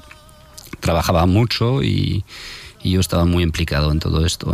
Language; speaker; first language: Spanish; non-native, fluent; French